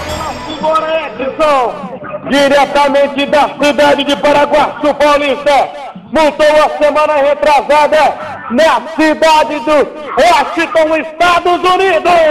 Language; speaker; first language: Portuguese; native; Portuguese